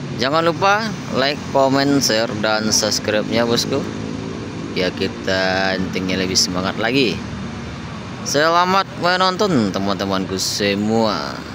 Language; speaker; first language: Malay; non-native, local second language; Minangkabau